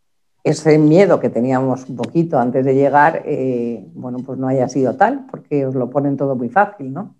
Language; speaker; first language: Spanish; native; Spanish